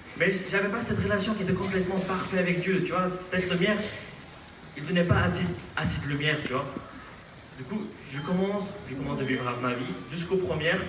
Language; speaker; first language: French; non-native, fluent; Aramaic